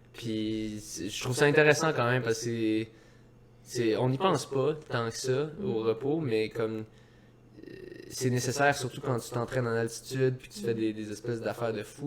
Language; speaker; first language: French; native; French